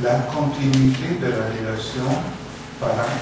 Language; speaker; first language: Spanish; non-native, learner; Italian